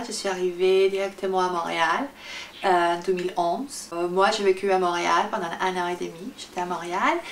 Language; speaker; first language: French; non-native, fluent; Spanish